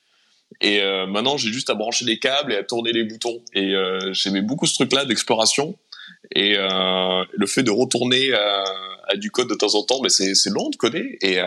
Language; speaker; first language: French; native; French